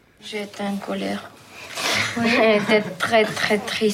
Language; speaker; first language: French; non-native, learner; Belarusian